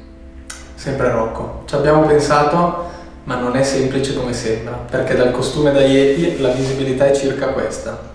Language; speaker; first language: Italian; native; Italian